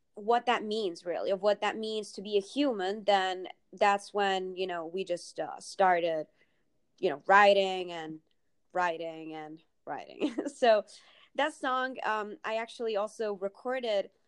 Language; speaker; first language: English; early bilingual, other home language; Italian